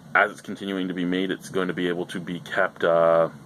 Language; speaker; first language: English; native; English